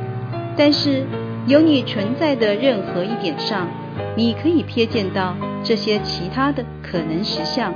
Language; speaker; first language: Chinese; native; Chinese